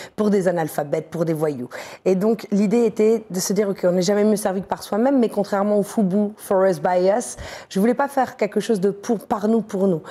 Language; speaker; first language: French; native; French